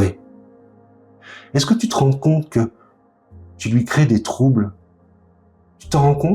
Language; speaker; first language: French; native; French